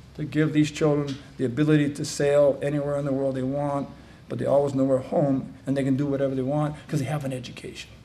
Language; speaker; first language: English; native; English